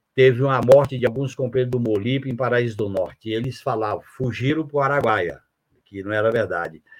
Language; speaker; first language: Portuguese; native; Portuguese